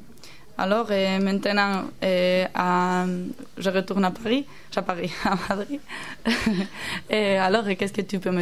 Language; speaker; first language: French; non-native, learner; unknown